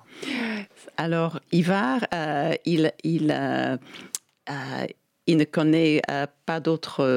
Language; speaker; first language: French; non-native, fluent; English